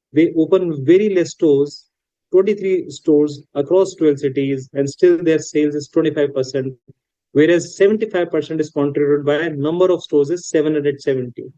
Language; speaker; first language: English; non-native, local second language; Hindi